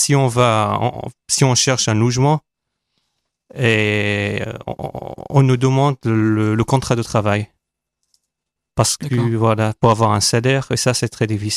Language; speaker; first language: French; non-native, fluent; Arabic